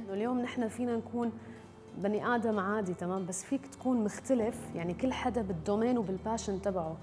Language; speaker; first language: Arabic; native; Arabic